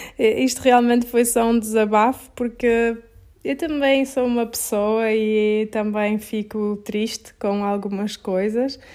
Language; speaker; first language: Portuguese; native; Portuguese